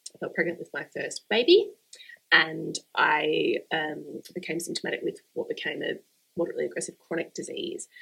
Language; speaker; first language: English; native; English